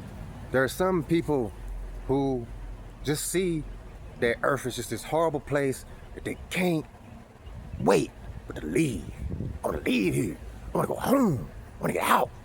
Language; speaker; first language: English; native; English